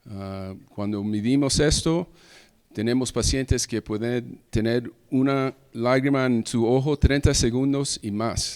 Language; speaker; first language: Spanish; early bilingual, heritage; English